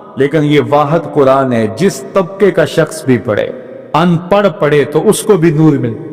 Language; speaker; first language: Urdu; non-native, local second language; Punjabi